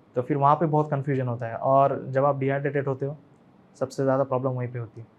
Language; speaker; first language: Hindi; non-native, local second language; Marathi